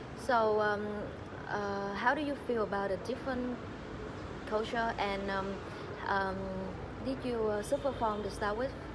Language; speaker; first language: English; non-native, learner; Vietnamese